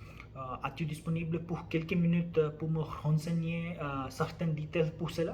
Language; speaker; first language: French; non-native, learner; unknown